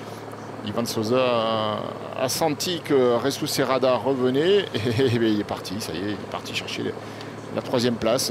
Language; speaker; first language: French; native; French